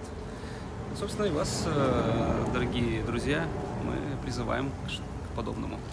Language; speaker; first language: Russian; native; Russian